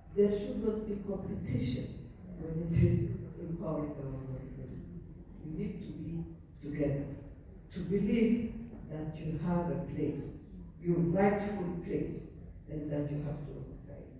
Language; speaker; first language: English; non-native, local second language; Amharic